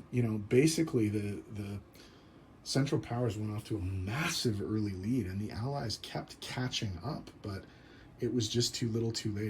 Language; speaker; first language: English; native; English